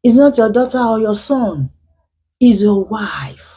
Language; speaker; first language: English; non-native, local second language; Yoruba